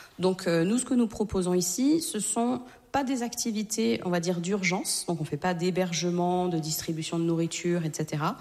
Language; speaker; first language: French; native; French